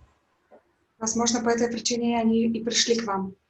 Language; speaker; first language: Russian; native; Russian